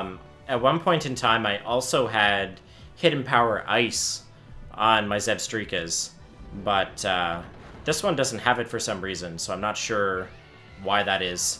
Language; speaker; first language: English; native; English